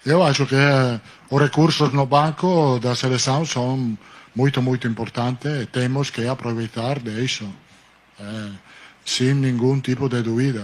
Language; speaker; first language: Portuguese; non-native, learner; Italian